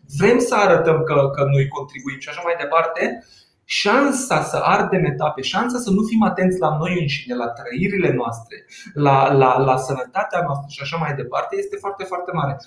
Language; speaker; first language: Romanian; non-native, local second language; Hungarian